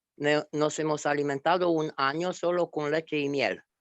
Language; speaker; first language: Spanish; non-native, fluent; Romanian